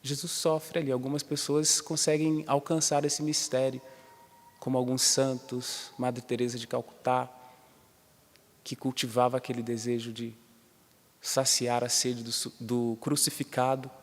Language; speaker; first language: Portuguese; native; Portuguese